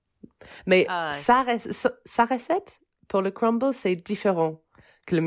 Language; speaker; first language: French; non-native, fluent; English